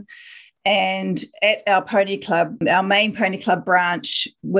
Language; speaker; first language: English; native; English